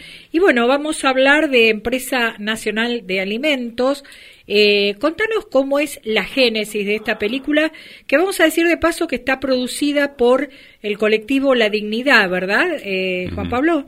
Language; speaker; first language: Spanish; native; Spanish